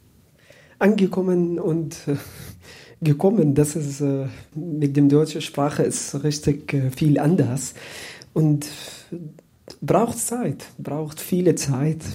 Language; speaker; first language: German; non-native, learner; Arabic